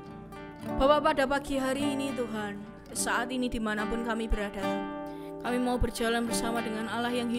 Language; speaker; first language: Indonesian; native; Indonesian